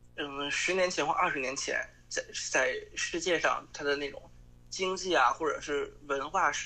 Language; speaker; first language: Chinese; native; Chinese